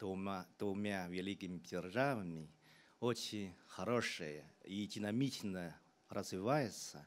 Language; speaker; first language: Russian; non-native, fluent; Chinese